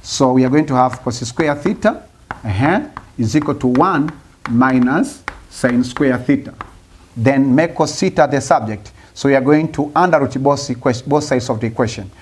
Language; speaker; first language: English; non-native, local second language; Swahili